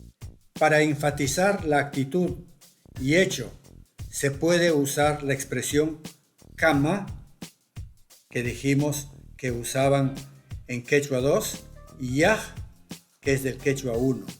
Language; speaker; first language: Spanish; non-native, local second language; Quechua